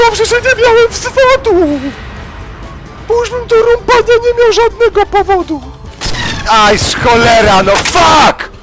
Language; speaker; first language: Polish; native; Polish